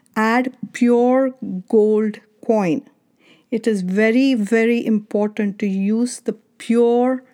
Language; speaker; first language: English; non-native, local second language; Kannada